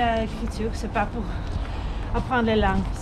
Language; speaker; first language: French; non-native, learner; Russian